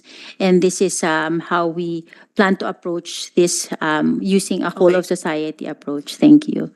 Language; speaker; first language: English; non-native, local second language; Filipino